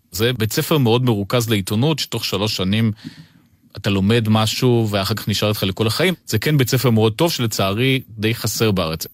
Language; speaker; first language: Hebrew; early bilingual, other home language; Russian